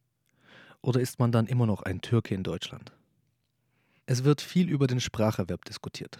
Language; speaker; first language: German; early bilingual, other home language; Turkish